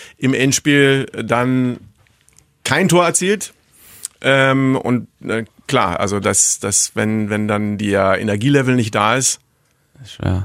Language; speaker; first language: German; native; German